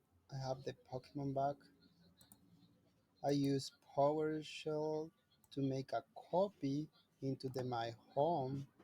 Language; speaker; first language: English; non-native, learner; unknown